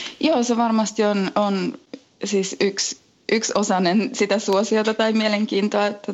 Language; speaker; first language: Finnish; native; Finnish